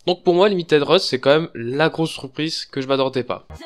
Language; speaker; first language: French; native; French